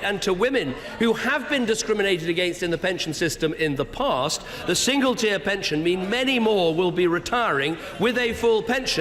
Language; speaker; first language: English; native; English